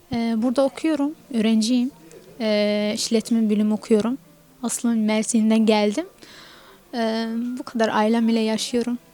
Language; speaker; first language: Turkish; non-native, learner; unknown